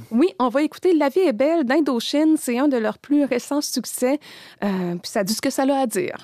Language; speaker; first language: French; native; French